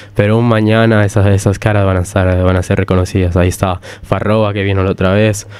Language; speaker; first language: Spanish; early bilingual, heritage; Italian